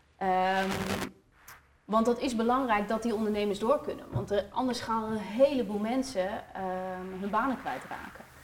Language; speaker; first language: Dutch; native; Dutch